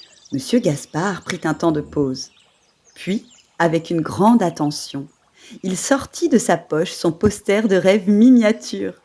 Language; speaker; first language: French; native; French